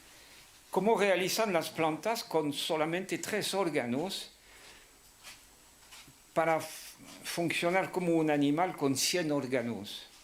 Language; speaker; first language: Spanish; non-native, fluent; French